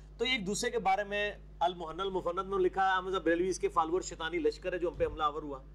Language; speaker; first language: Urdu; non-native, local second language; Punjabi